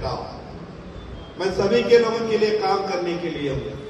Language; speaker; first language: Hindi; non-native, local second language; Telugu